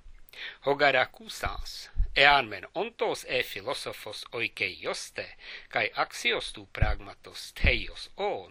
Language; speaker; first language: Greek; non-native, fluent; English